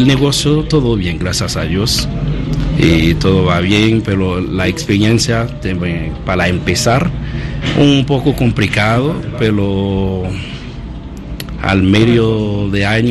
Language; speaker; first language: Spanish; non-native, learner; Haitian Creole